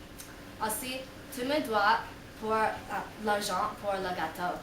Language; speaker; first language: French; non-native, learner; English